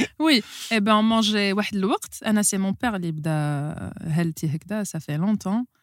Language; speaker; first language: French; non-native, local second language; Arabic